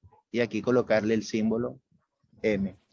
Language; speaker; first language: Spanish; native; Spanish